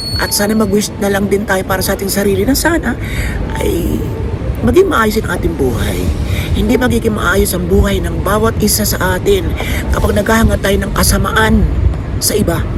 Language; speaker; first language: Filipino; native; Filipino